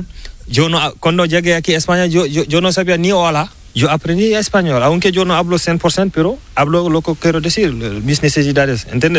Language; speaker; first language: Spanish; non-native, learner; Fula